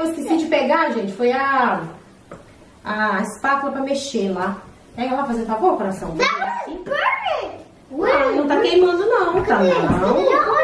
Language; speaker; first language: Portuguese; native; Portuguese